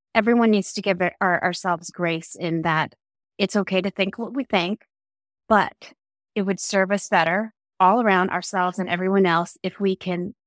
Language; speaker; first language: English; early bilingual, other home language; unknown